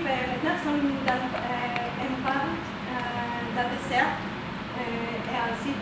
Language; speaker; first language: French; non-native, fluent; Spanish